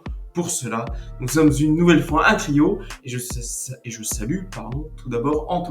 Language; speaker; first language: French; native; French